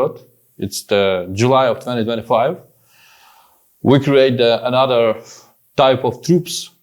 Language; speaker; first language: English; non-native, learner; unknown